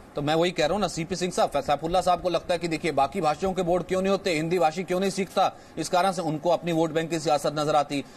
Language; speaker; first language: Hindi; native; Hindi